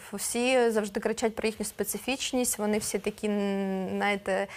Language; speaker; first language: Ukrainian; non-native, local second language; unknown